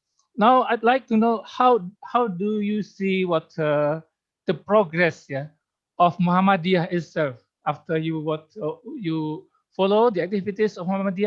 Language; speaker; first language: English; non-native, fluent; Indonesian